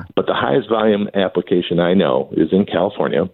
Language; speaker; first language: English; native; English